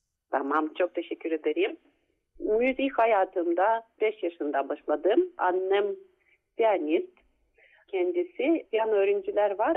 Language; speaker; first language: Turkish; non-native, fluent; Russian